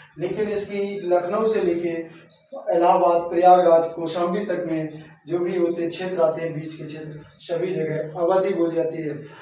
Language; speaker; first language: Hindi; native; Hindi